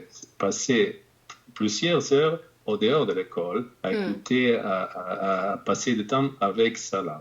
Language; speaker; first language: French; non-native, fluent; Spanish